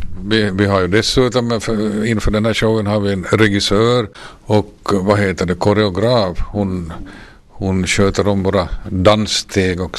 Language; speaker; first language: Swedish; native; Swedish